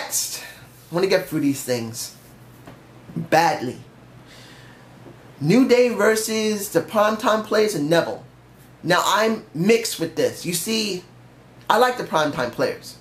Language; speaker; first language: English; native; English